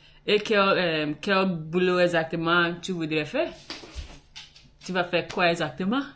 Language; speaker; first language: French; non-native, learner; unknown